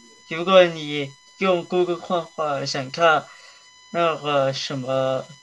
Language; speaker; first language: Chinese; early bilingual, heritage; Chinese